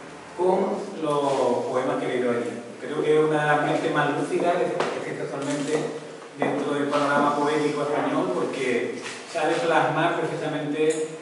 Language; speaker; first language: Spanish; native; Spanish